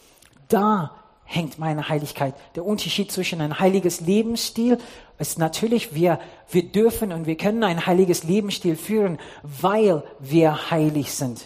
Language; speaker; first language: German; non-native, fluent; English